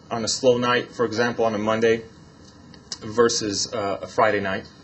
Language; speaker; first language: English; non-native, fluent; Polish